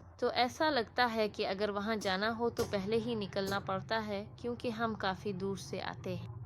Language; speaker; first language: Urdu; non-native, fluent; Indonesian